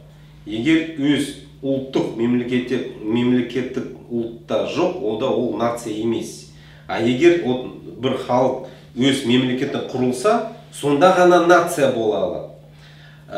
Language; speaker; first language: Kazakh; non-native, local second language; Russian